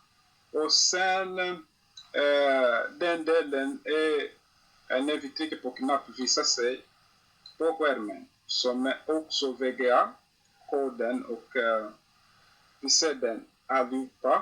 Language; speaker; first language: Swedish; non-native, learner; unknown